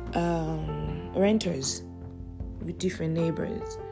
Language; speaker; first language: English; early bilingual, other home language; Lingala